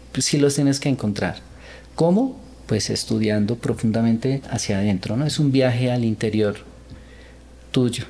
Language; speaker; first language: Spanish; early bilingual, other home language; Korean